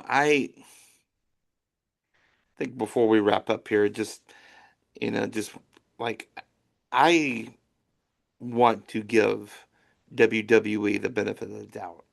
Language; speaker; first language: English; native; English